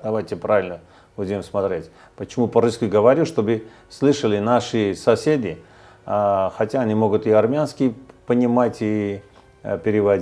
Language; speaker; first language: Russian; non-native, fluent; Armenian